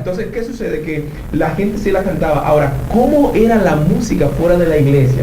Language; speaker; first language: Spanish; native; Spanish